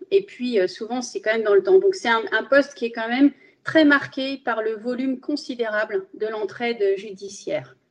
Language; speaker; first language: French; early bilingual, other home language; Spanish